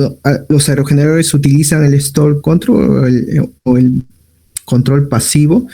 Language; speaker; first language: Spanish; native; Spanish